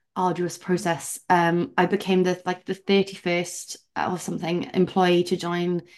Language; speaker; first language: English; native; English